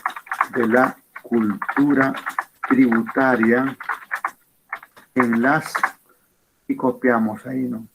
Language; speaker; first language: Spanish; native; Spanish